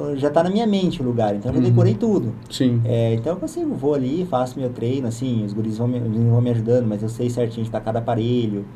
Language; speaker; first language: Portuguese; native; Portuguese